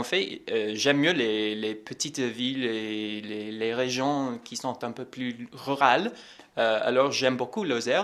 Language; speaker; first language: French; non-native, fluent; English